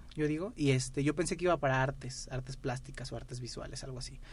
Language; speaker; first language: Spanish; native; Spanish